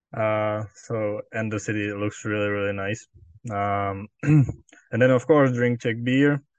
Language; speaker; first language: English; non-native, fluent; Czech